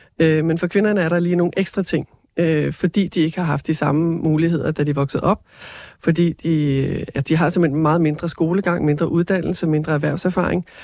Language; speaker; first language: Danish; native; Danish